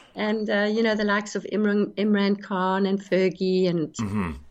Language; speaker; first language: English; native; English